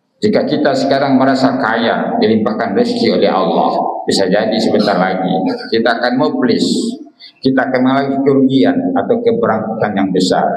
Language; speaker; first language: Malay; non-native, local second language; Minangkabau